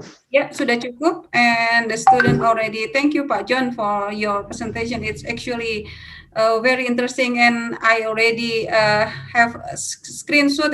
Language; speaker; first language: English; non-native, fluent; Indonesian